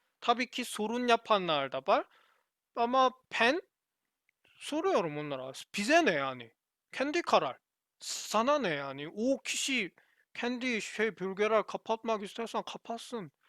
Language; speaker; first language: Turkish; non-native, learner; Korean